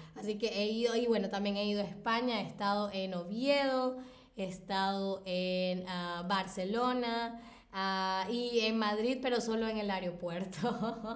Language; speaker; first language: Spanish; native; Spanish